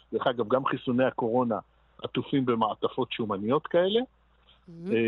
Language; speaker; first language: Hebrew; native; Hebrew